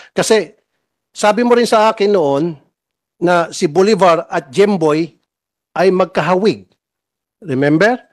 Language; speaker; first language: Filipino; native; Filipino